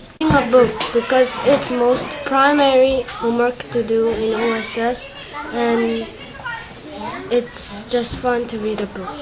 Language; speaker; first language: English; non-native, learner; Korean